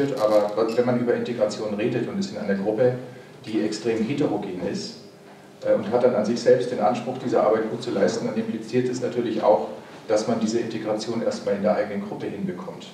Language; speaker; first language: German; native; German